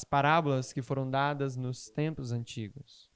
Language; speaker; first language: Portuguese; native; Portuguese